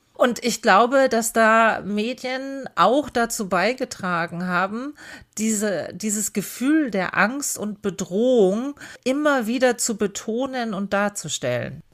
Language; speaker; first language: German; native; German